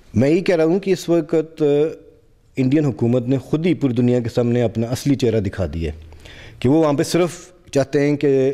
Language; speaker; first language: Urdu; non-native, local second language; Punjabi